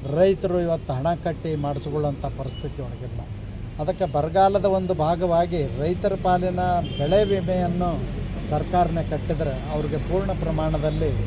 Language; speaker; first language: Kannada; non-native, local second language; Lambadi